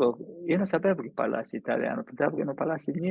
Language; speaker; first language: Italian; non-native, fluent; English